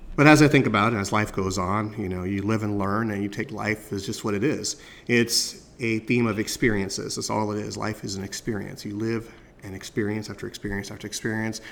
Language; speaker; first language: English; native; English